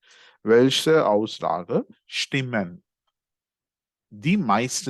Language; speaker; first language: German; non-native, fluent; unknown